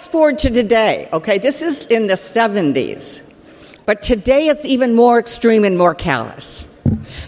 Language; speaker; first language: English; native; English